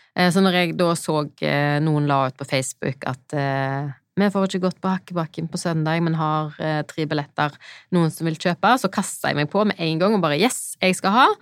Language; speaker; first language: Norwegian; native; Norwegian